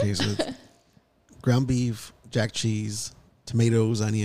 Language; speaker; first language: English; native; English